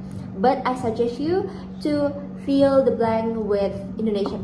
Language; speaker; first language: English; non-native, fluent; Indonesian